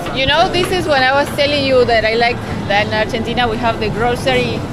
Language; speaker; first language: English; non-native, fluent; Spanish